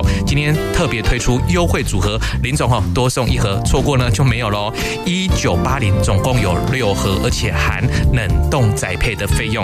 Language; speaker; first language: Chinese; native; Chinese